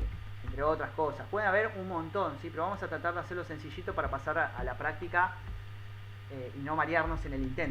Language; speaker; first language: Spanish; native; Spanish